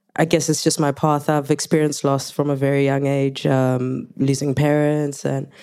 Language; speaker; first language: English; non-native, local second language; Zulu